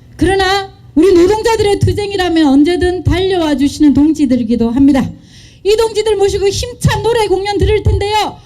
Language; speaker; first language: Korean; native; Korean